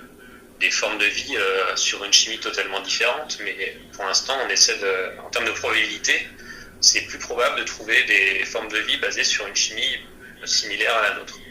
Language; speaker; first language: French; native; French